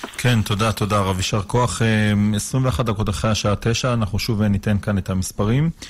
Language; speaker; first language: Hebrew; native; Hebrew